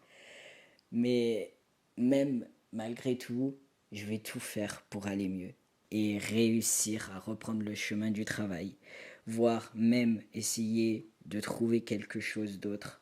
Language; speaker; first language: French; native; French